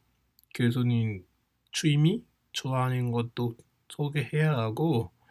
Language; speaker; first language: Korean; non-native, fluent; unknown